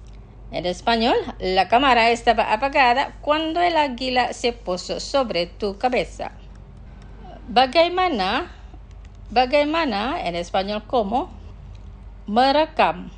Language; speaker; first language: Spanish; non-native, fluent; Indonesian